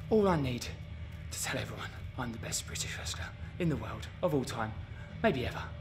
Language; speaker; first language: English; native; English